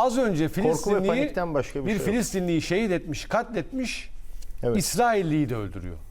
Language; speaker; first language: Turkish; native; Turkish